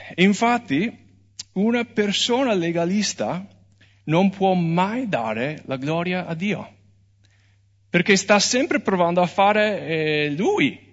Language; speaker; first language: Italian; non-native, fluent; English